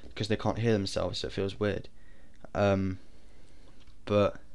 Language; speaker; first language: English; native; English